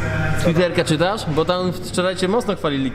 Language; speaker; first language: Polish; native; Polish